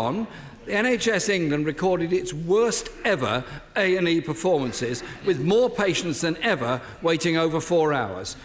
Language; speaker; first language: English; native; English